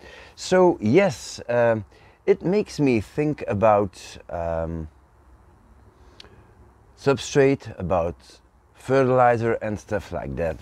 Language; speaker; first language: English; non-native, fluent; Dutch